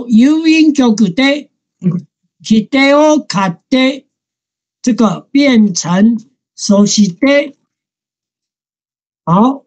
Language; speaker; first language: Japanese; non-native, fluent; Chinese